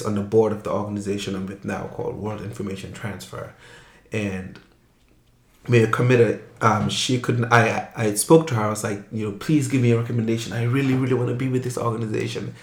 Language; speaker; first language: English; non-native, local second language; Wolof